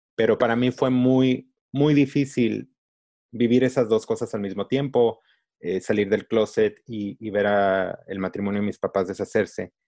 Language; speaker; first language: Spanish; early bilingual, other home language; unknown